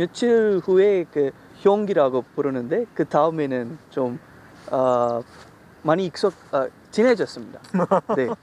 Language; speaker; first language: Korean; non-native, fluent; Tamil